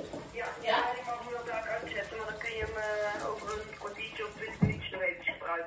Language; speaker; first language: Dutch; native; Dutch